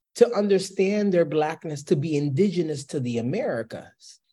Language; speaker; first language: English; early bilingual, other home language; Spanish